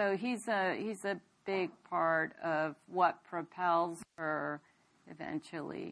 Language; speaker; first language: English; native; English